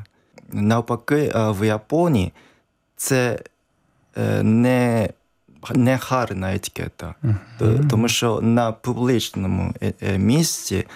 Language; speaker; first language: Ukrainian; non-native, learner; Japanese